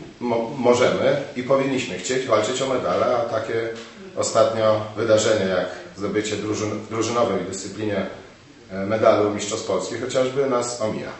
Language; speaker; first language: Polish; native; Polish